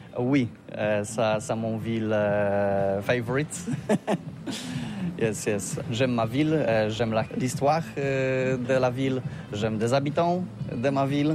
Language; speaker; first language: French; non-native, learner; Polish